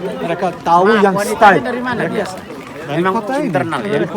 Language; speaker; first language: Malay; non-native, fluent; Turkish